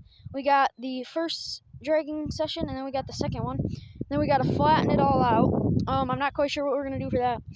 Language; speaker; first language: English; native; English